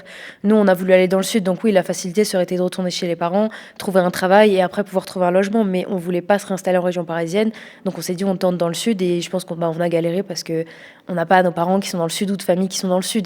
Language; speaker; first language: French; native; French